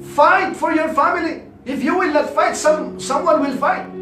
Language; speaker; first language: English; non-native, local second language; Filipino